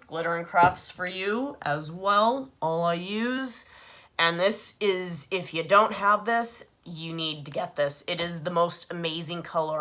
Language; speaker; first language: English; native; English